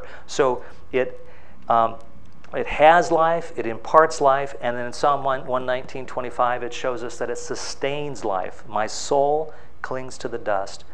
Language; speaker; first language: English; native; English